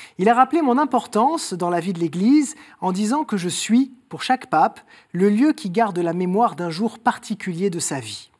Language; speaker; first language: French; native; French